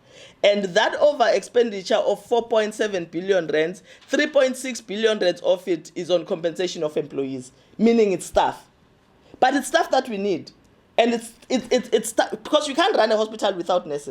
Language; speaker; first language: English; non-native, local second language; Zulu